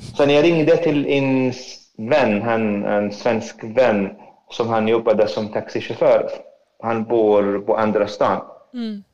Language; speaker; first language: Swedish; non-native, fluent; Arabic